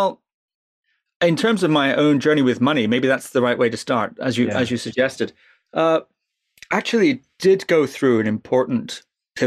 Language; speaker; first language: English; native; English